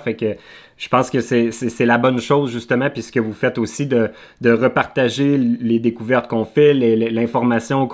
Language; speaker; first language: French; native; French